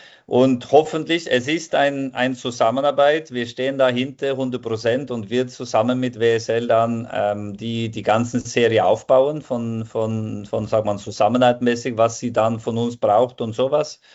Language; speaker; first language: German; non-native, fluent; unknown